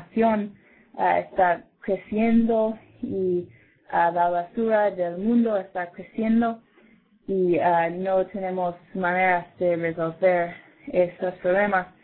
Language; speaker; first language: Spanish; non-native, learner; English